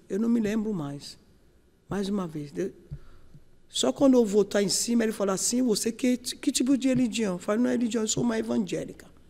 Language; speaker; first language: Portuguese; non-native, learner; Yoruba